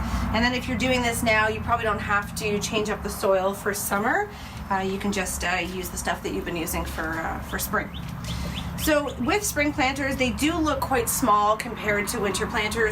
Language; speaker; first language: English; native; English